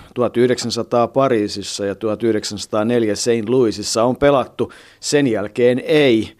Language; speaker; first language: Finnish; native; Finnish